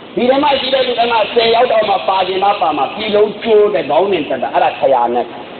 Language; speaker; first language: Burmese; non-native, local second language; Rohingya